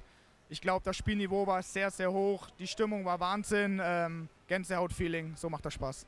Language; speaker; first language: German; native; German